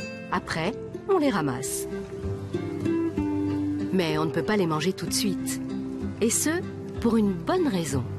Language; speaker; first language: French; native; French